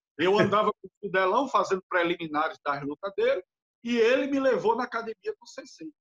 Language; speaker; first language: Portuguese; native; Portuguese